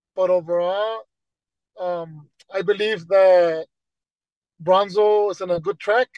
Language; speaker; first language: English; native; English